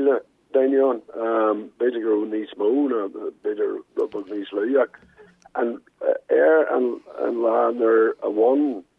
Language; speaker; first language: Irish; non-native, local second language; English